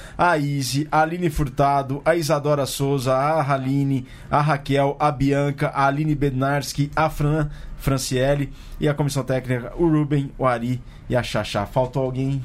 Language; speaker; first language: Portuguese; native; Portuguese